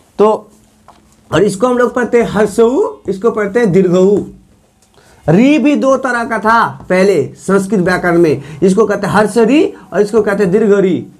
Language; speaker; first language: Hindi; non-native, local second language; Bangla